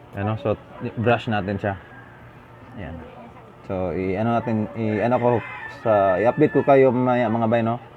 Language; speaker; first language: Filipino; non-native, local second language; Cebuano